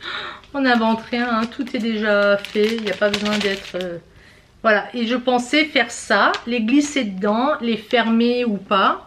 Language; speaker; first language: French; native; French